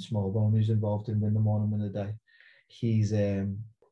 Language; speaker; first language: English; native; English